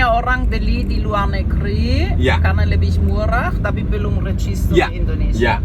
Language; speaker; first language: Indonesian; non-native, fluent; German